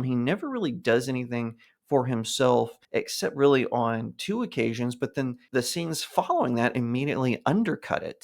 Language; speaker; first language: English; native; English